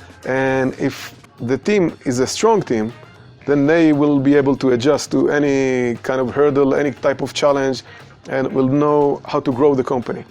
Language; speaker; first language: English; non-native, fluent; Hebrew